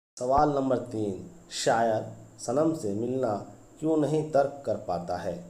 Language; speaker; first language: Urdu; native; Urdu